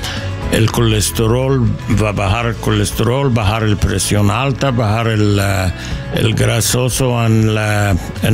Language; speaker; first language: Spanish; non-native, learner; English